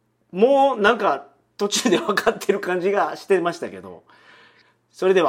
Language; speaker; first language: Japanese; native; Japanese